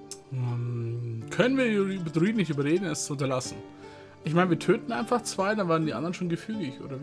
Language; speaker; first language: German; native; German